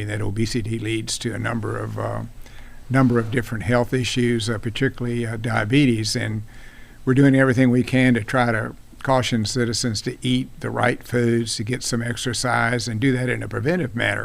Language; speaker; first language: English; native; English